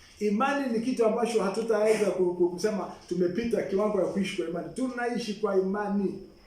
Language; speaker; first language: Swahili; non-native, local second language; Masai